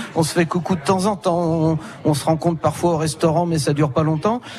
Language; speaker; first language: French; native; French